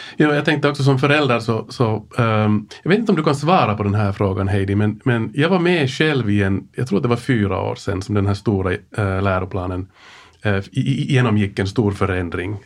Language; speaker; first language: Swedish; native; Swedish